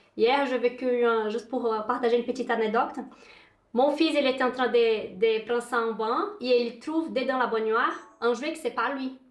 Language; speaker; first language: French; non-native, fluent; Portuguese